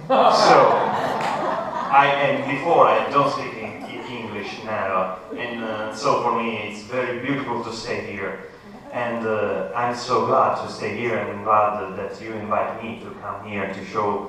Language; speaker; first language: English; non-native, learner; Italian